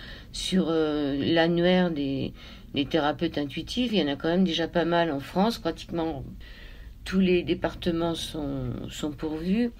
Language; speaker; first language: French; native; French